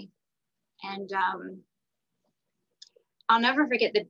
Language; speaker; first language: English; native; English